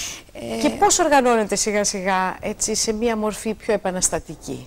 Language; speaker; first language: Greek; native; Greek